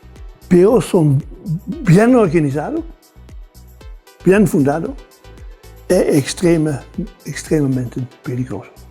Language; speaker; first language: Spanish; non-native, fluent; Dutch